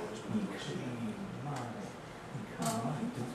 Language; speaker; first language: Chinese; non-native, learner; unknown